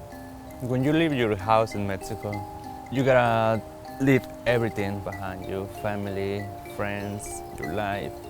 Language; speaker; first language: English; non-native, fluent; Spanish